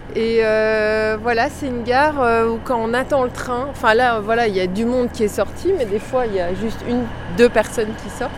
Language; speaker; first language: French; early bilingual, heritage; French